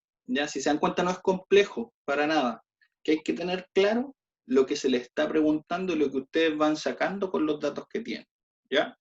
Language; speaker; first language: Spanish; native; Spanish